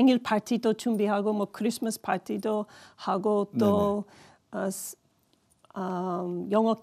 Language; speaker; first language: Korean; non-native, learner; English